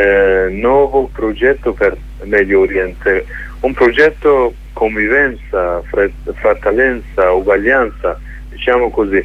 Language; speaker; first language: Italian; non-native, learner; Kurdish